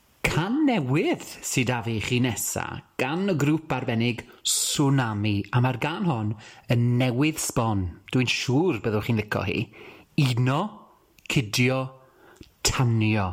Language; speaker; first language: Welsh; native; Welsh